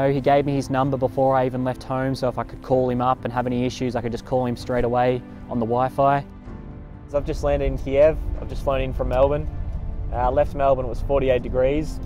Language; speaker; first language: English; native; English